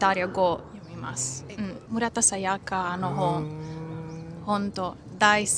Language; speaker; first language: Japanese; non-native, learner; Italian